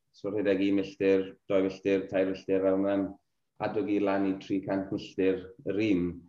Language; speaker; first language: Welsh; native; Welsh